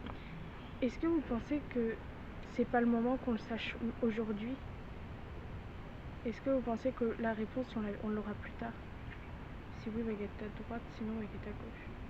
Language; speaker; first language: French; native; French